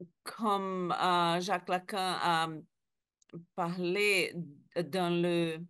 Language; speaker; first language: French; non-native, learner; Spanish